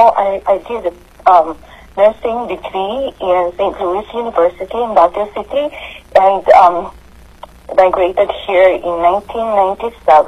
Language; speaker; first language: English; non-native, local second language; Filipino